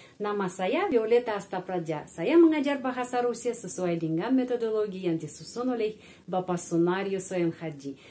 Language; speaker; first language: Indonesian; non-native, fluent; Russian